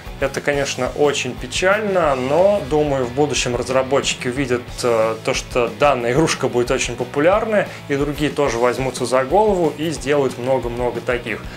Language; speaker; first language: Russian; native; Russian